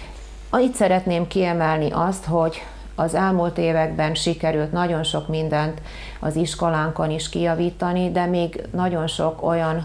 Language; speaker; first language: Hungarian; native; Hungarian